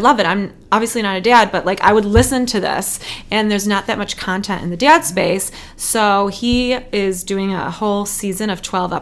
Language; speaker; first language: English; native; English